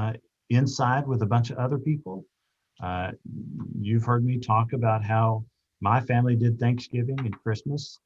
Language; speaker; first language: English; native; English